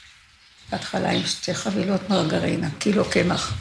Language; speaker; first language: Hebrew; native; Hebrew